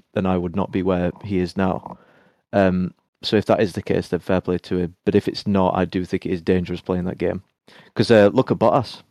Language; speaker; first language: English; native; English